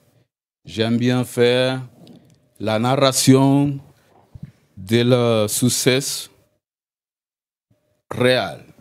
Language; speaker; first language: French; non-native, learner; Spanish